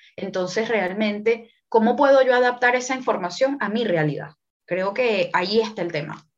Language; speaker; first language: Spanish; native; Spanish